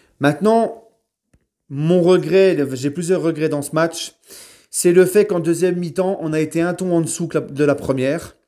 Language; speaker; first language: French; native; French